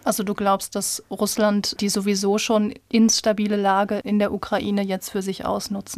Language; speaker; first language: German; native; German